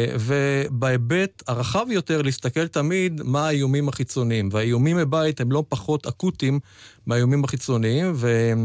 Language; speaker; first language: Hebrew; native; Hebrew